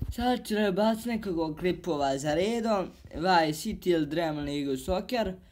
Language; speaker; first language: Bosnian; early bilingual, heritage; Bosnian